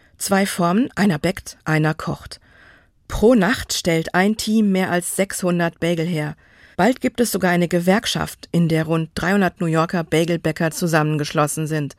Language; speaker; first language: German; native; German